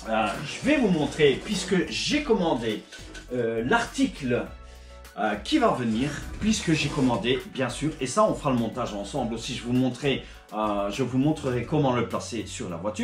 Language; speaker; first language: French; native; French